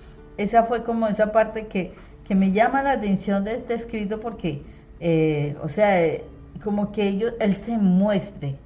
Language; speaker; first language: Spanish; native; Spanish